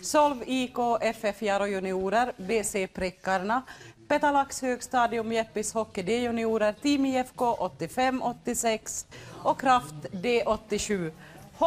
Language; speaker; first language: Swedish; native; Swedish